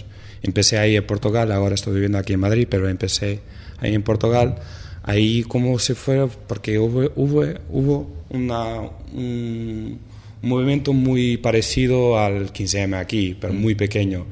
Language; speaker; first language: Spanish; non-native, fluent; Portuguese